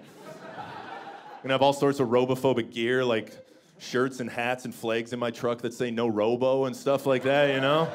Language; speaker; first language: English; native; English